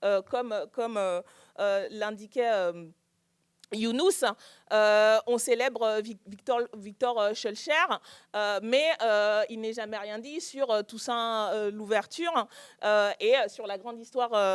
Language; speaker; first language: French; native; French